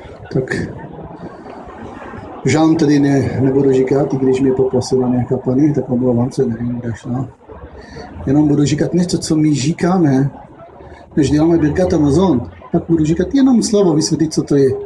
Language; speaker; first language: Czech; non-native, fluent; Hebrew